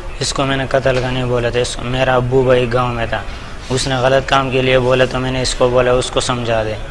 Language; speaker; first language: Urdu; non-native, local second language; Pashto